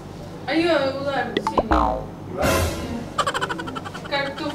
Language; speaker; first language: Indonesian; non-native, learner; Russian